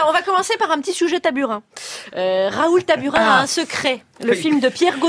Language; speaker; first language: French; native; French